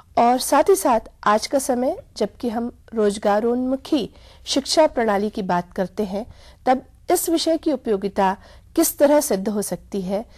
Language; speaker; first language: Hindi; native; Hindi